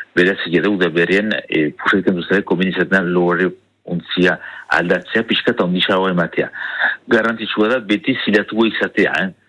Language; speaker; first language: Basque; native; Basque